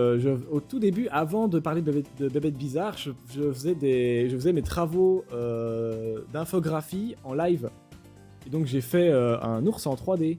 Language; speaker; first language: French; native; French